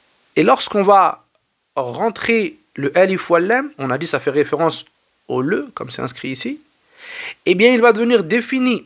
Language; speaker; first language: French; native; French